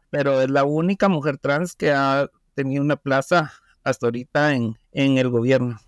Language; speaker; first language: Spanish; native; Spanish